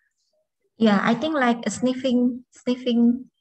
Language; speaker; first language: English; non-native, fluent; Indonesian